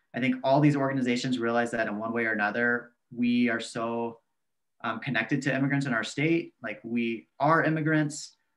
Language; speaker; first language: English; native; English